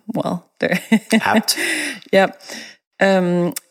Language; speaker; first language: English; non-native, fluent; Danish